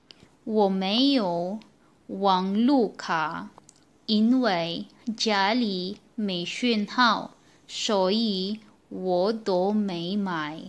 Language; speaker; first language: Chinese; non-native, learner; Filipino